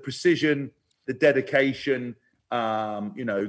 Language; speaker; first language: English; native; English